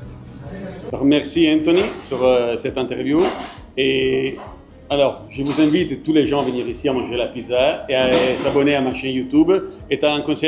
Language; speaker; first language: French; non-native, fluent; Italian